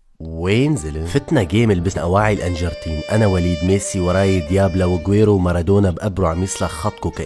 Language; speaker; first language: Arabic; native; Arabic